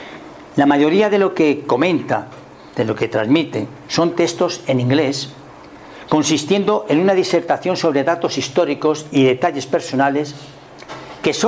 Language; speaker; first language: Spanish; native; Spanish